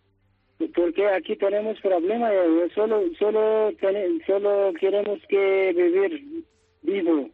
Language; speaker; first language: Spanish; non-native, fluent; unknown